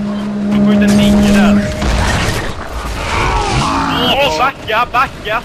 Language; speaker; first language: Swedish; native; Swedish